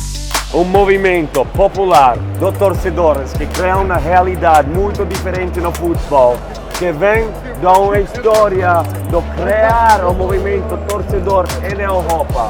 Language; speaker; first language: Portuguese; non-native, fluent; Spanish